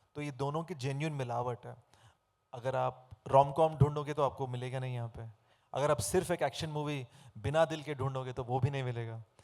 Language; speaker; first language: Hindi; non-native, fluent; Telugu